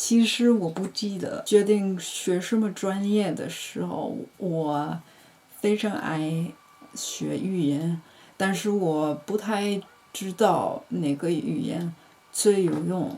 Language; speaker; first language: Chinese; non-native, learner; Dutch